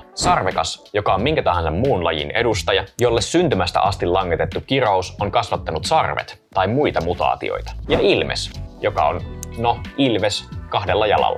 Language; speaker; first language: Finnish; native; Finnish